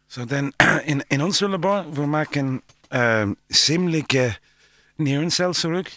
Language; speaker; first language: German; non-native, learner; English